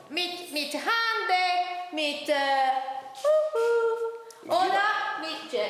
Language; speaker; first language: German; non-native, learner; Italian